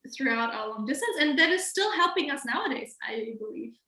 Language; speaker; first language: English; non-native, fluent; German